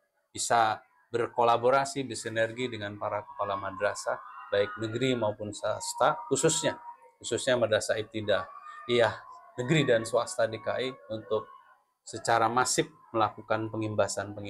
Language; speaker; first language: Indonesian; native; Indonesian